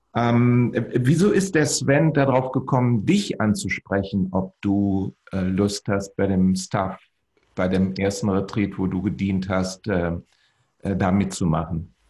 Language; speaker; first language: German; native; German